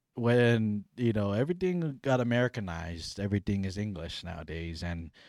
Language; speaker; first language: English; native; English